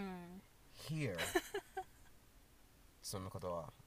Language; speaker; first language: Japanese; non-native, learner; English